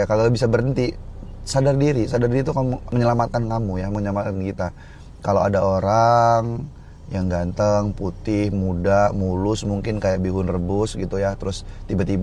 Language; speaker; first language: Indonesian; native; Indonesian